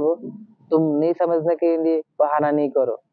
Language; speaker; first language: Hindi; non-native, learner; Bangla